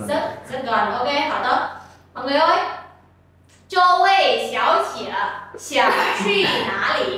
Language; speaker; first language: Chinese; non-native, fluent; Vietnamese